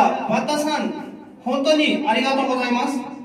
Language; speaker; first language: Japanese; non-native, fluent; Nepali